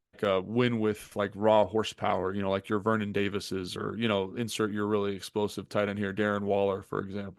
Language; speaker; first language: English; native; English